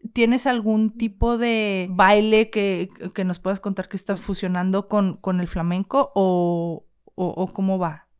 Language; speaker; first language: Spanish; native; Spanish